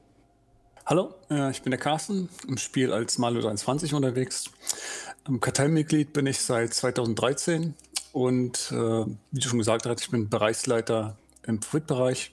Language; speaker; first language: German; native; German